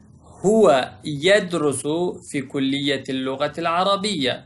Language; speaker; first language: Arabic; non-native, fluent; Pashto